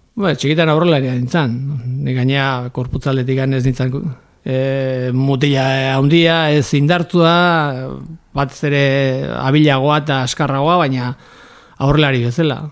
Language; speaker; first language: Basque; native; Basque